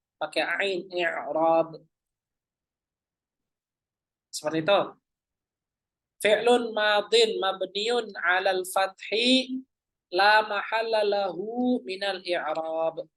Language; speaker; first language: Arabic; non-native, fluent; Indonesian